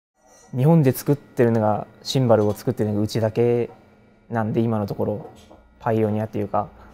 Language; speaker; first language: Japanese; native; Japanese